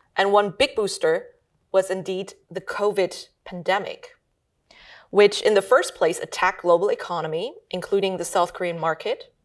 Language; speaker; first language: English; early bilingual, heritage; German